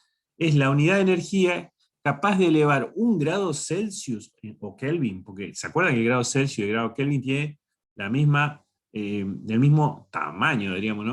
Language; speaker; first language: Spanish; native; Spanish